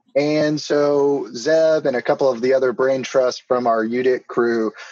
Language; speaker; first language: English; native; English